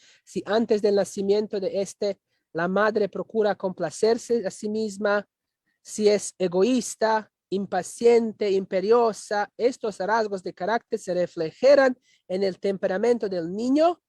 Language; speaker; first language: Spanish; non-native, fluent; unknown